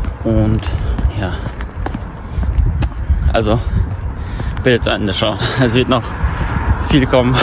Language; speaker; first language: German; early bilingual, other home language; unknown